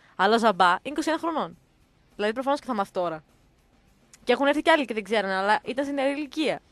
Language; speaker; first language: Greek; native; Greek